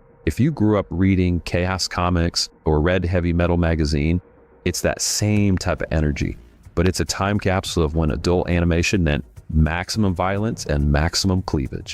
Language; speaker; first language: English; native; English